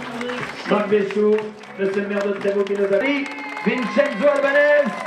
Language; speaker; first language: French; native; French